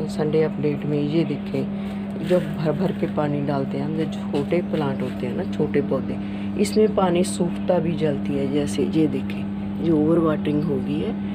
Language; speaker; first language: Hindi; non-native, local second language; Punjabi